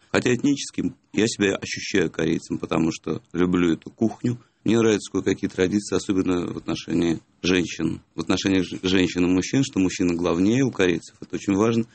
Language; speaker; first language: Russian; native; Russian